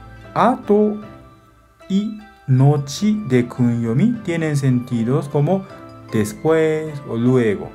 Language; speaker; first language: Spanish; non-native, fluent; Japanese